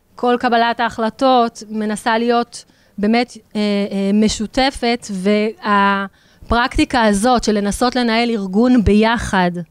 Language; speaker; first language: Hebrew; native; Hebrew